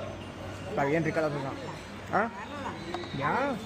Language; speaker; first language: Spanish; native; Spanish